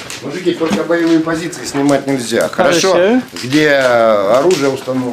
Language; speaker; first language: Russian; native; Russian